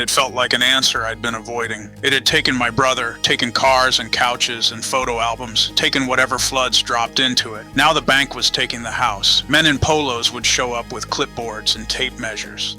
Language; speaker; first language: English; native; English